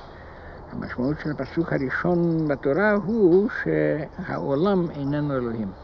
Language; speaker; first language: Hebrew; non-native, fluent; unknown